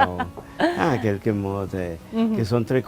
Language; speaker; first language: French; non-native, fluent; Spanish